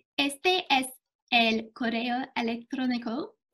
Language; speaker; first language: Spanish; non-native, fluent; English